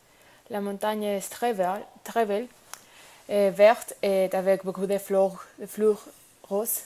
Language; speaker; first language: French; non-native, learner; Spanish